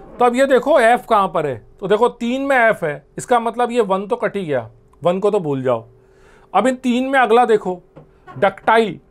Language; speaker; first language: Hindi; non-native, local second language; Gujarati